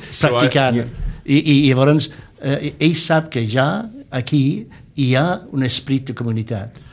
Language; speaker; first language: Catalan; non-native, fluent; English